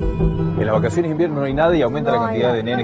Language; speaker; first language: Spanish; native; Spanish